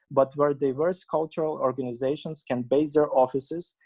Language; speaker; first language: English; non-native, fluent; Ukrainian